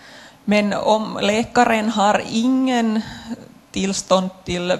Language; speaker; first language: Swedish; non-native, local second language; Finnish